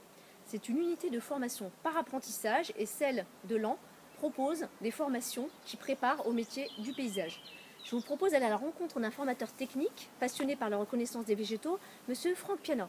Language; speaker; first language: French; native; French